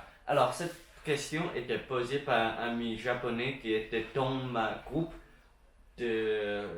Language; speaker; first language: French; non-native, learner; Chinese